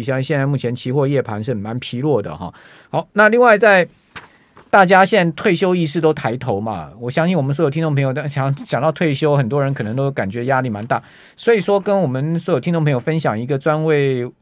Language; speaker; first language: Chinese; native; Chinese